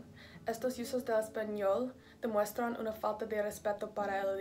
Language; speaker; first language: Spanish; non-native, learner; English